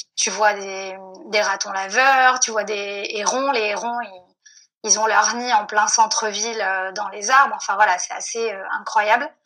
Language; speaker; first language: French; native; French